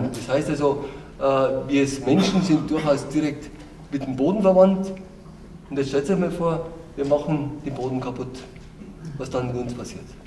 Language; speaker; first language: German; native; German